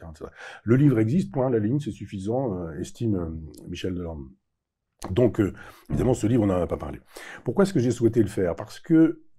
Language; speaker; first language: French; native; French